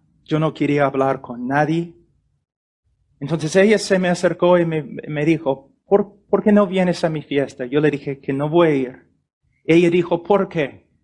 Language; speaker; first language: Spanish; non-native, fluent; English